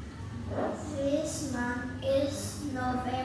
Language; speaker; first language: English; non-native, learner; Vietnamese